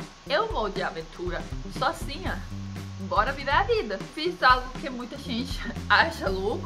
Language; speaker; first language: Portuguese; non-native, fluent; Danish